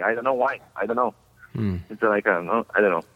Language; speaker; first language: English; non-native, learner; Portuguese